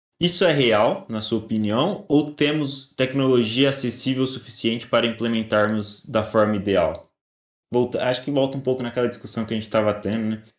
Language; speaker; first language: Portuguese; native; Portuguese